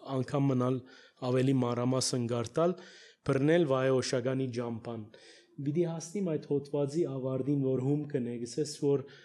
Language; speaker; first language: Armenian; early bilingual, heritage; Armenian